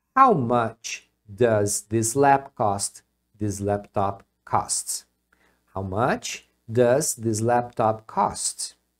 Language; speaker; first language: English; non-native, fluent; Portuguese